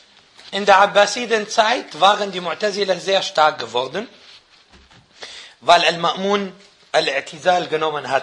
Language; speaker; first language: German; non-native, fluent; Arabic